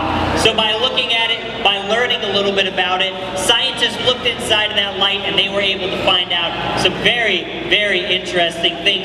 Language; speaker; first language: English; native; English